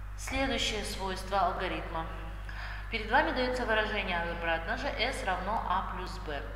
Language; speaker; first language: Russian; non-native, local second language; Kazakh